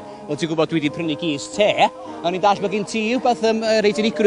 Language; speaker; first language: Welsh; native; Welsh